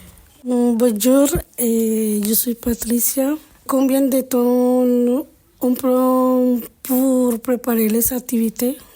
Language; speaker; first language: French; non-native, learner; Spanish